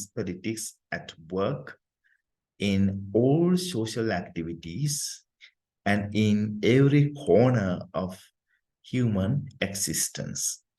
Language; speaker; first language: English; non-native, local second language; Sinhala